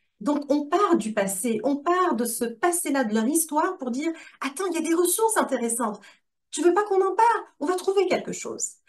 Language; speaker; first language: French; non-native, local second language; Arabic